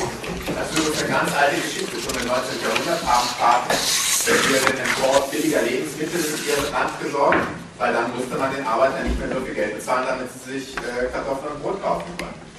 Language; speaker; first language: German; native; German